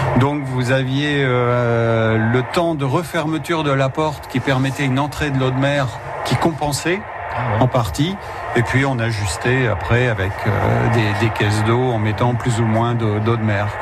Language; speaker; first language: French; native; French